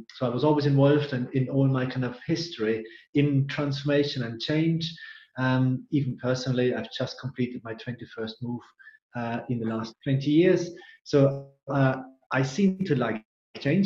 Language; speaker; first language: English; non-native, fluent; German